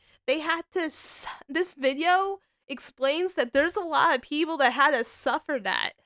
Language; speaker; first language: English; native; English